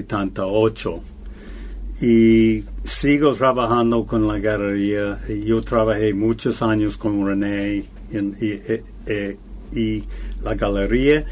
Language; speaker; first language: Spanish; non-native, fluent; English